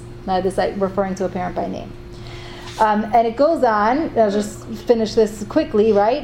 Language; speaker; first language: English; native; English